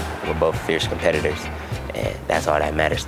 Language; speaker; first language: English; native; English